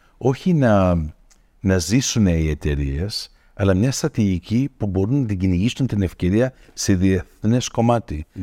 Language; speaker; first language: Greek; early bilingual, heritage; Greek